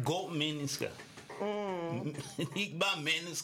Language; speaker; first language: Danish; non-native, fluent; French